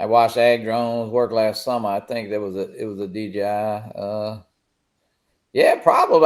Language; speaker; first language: English; native; English